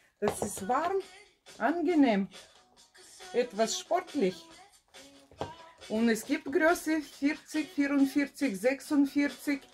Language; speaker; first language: German; non-native, fluent; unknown